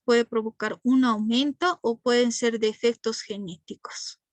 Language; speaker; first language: Spanish; native; Spanish